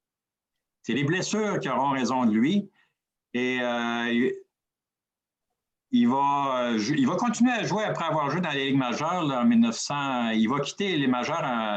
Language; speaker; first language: French; native; French